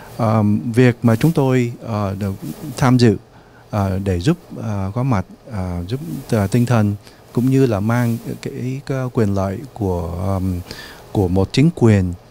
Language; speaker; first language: Vietnamese; early bilingual, other home language; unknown